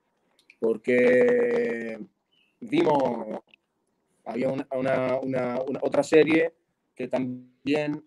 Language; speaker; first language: Spanish; non-native, fluent; Hebrew